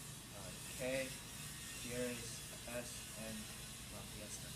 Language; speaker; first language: Spanish; non-native, learner; English